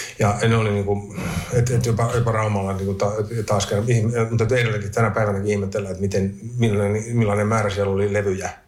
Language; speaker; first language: Finnish; native; Finnish